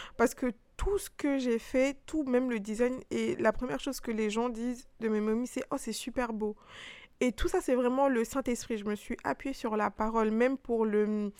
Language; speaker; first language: French; early bilingual, other home language; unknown